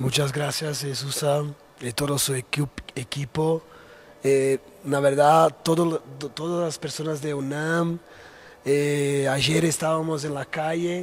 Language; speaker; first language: Spanish; non-native, fluent; Portuguese